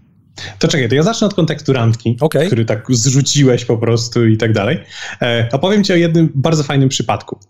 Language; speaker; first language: Polish; native; Polish